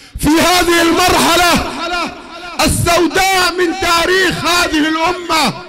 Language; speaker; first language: Arabic; native; Arabic